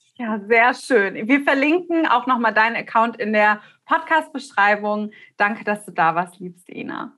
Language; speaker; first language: German; native; German